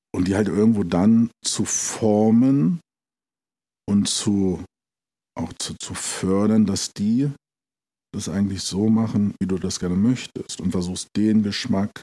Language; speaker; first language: German; native; German